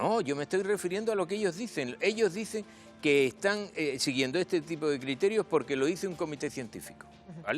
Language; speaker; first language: Spanish; native; Spanish